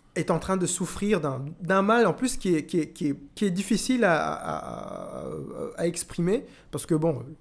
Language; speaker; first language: French; non-native, local second language; Kinyarwanda